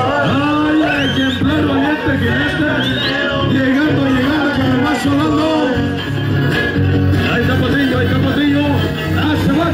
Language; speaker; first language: Spanish; native; Spanish